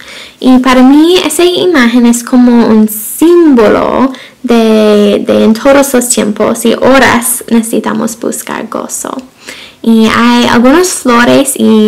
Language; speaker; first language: Spanish; non-native, fluent; English